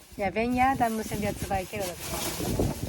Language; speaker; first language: German; non-native, learner; Japanese